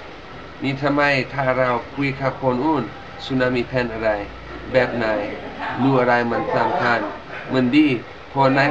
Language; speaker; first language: Thai; non-native, learner; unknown